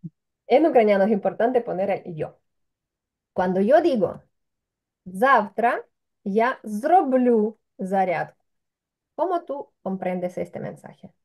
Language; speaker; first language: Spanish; non-native, fluent; Ukrainian